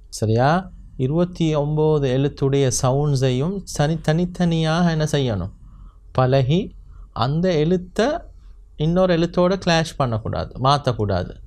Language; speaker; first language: Tamil; native; Tamil